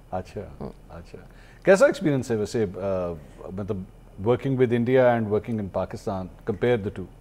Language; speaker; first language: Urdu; non-native, local second language; Punjabi